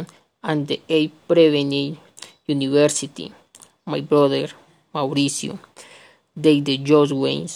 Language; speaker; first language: English; non-native, learner; Spanish